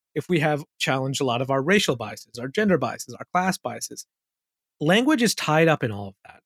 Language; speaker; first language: English; early bilingual, other home language; Urdu